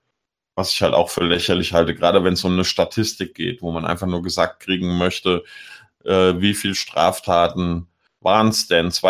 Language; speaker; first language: German; native; German